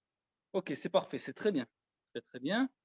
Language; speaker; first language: French; native; French